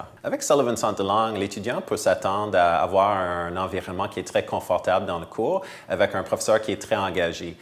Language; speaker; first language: French; non-native, fluent; English